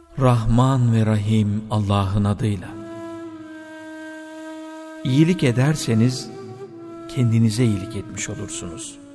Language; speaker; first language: Turkish; native; Turkish